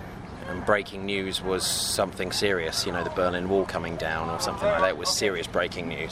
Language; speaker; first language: English; native; English